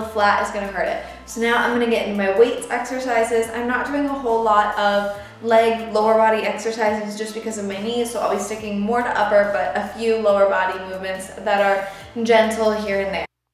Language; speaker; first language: English; native; English